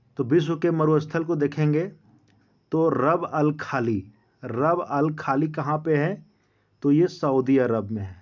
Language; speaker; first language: Hindi; native; Hindi